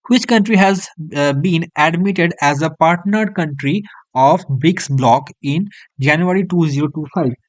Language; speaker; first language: English; non-native, local second language; Bangla